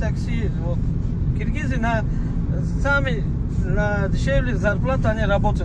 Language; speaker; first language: Russian; non-native, learner; Uzbek